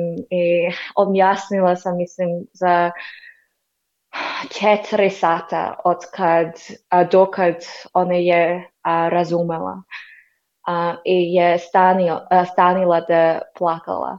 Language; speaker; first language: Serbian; non-native, learner; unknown